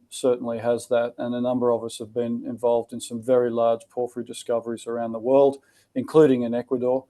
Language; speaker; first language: English; native; English